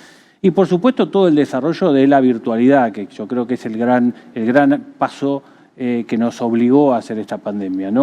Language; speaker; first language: Spanish; native; Spanish